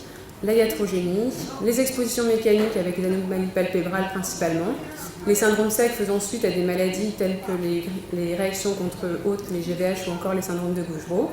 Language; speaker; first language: French; native; French